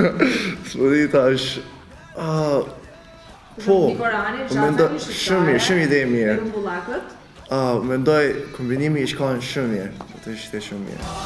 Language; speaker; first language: Albanian; early bilingual, other home language; Korean